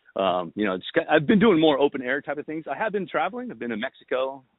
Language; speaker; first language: English; early bilingual, other home language; Romanian